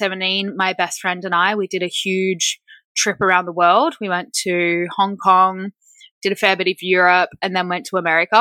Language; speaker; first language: English; native; English